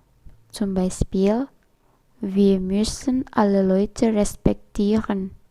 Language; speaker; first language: German; non-native, learner; Indonesian